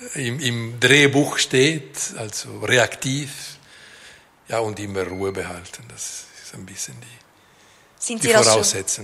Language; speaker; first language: German; non-native, fluent; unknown